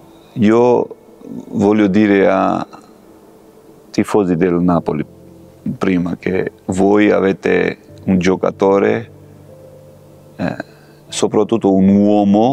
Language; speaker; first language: Italian; non-native, fluent; Georgian